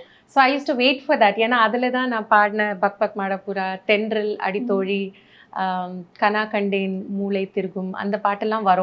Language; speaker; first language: Tamil; non-native, fluent; Malayalam